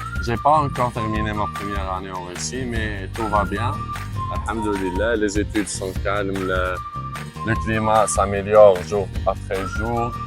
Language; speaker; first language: French; non-native, local second language; Arabic